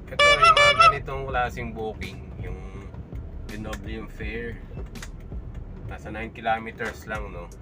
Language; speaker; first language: Filipino; native; Filipino